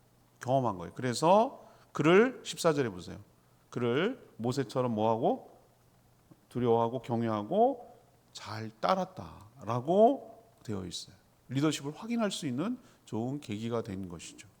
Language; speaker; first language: Korean; native; Korean